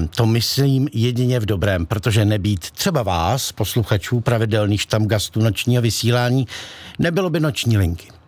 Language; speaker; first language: Czech; native; Czech